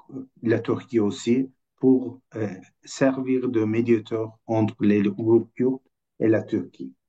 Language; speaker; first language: French; non-native, fluent; Turkish